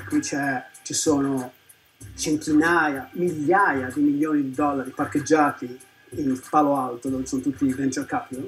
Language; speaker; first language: Italian; native; Italian